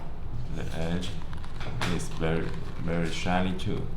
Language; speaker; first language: English; non-native, learner; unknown